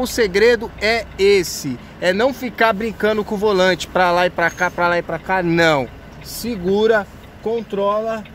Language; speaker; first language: Portuguese; native; Portuguese